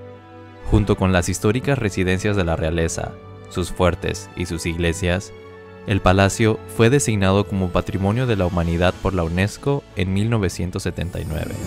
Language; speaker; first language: Spanish; native; Spanish